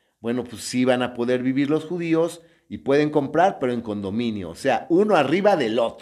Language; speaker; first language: Spanish; native; Spanish